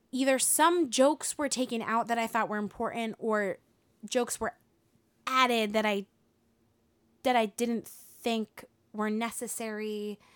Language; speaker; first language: English; native; English